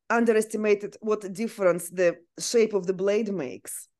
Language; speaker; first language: English; non-native, fluent; Russian